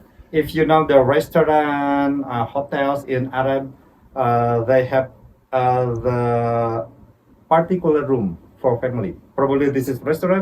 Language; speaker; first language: English; non-native, fluent; Indonesian